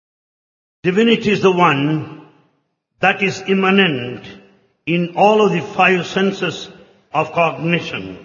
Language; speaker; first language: English; non-native, local second language; Telugu